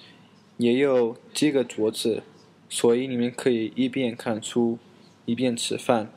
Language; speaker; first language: Chinese; non-native, learner; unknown